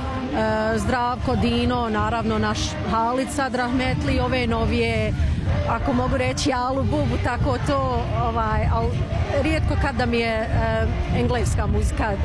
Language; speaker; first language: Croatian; early bilingual, other home language; Bosnian